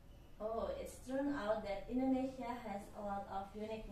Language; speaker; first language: English; non-native, learner; Indonesian